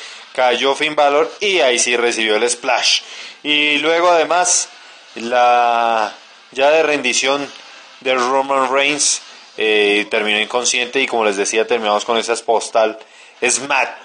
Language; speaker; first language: Spanish; native; Spanish